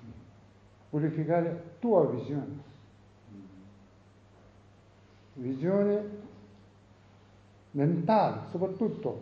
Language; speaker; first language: Italian; non-native, learner; Tibetan